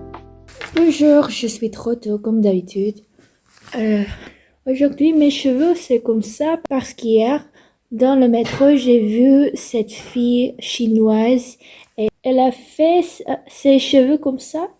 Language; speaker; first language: French; non-native, learner; Indonesian